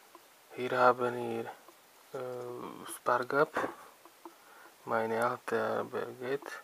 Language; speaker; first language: German; non-native, learner; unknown